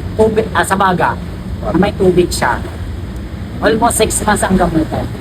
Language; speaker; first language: Filipino; non-native, local second language; Bikol